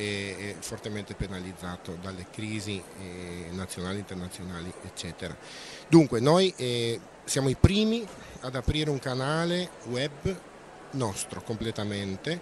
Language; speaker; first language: Italian; native; Italian